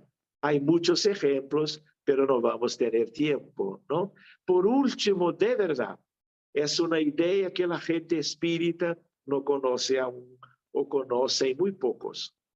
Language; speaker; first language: Spanish; non-native, fluent; Portuguese